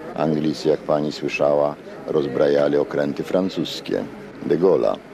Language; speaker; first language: Polish; native; Polish